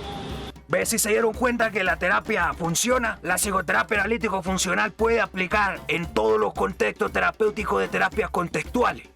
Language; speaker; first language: Spanish; native; Spanish